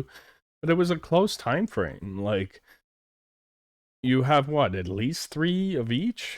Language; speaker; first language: English; native; English